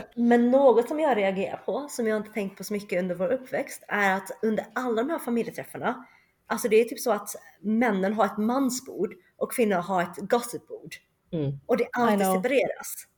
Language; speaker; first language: Swedish; early bilingual, other home language; Chinese